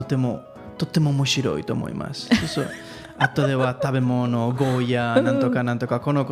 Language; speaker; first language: Japanese; non-native, learner; Catalan